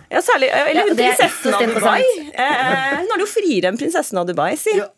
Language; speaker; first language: Norwegian; native; Norwegian